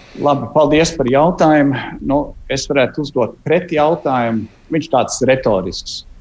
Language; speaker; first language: Latvian; early bilingual, heritage; Latvian